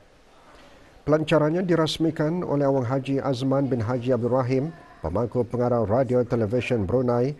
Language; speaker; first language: Malay; native; Malay